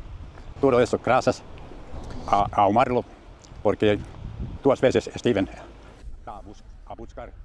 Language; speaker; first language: Portuguese; non-native, learner; Finnish